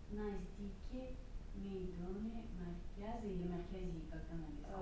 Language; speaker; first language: Persian; non-native, fluent; Russian